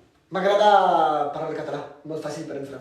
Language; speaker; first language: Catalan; non-native, learner; French